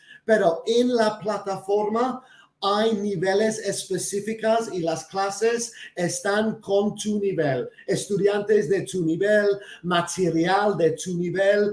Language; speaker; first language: Spanish; non-native, fluent; English